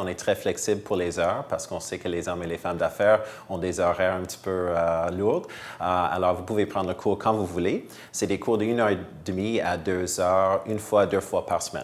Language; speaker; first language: French; non-native, fluent; English